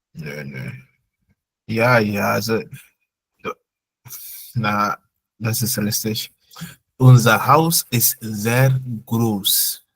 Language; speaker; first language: German; non-native, fluent; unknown